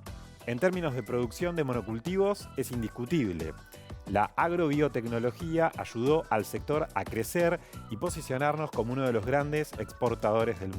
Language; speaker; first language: Spanish; native; Spanish